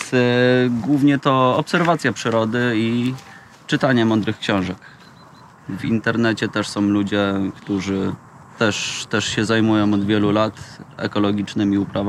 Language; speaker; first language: Polish; native; Polish